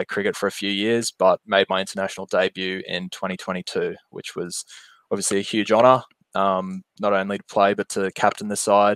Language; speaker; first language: English; non-native, local second language; Japanese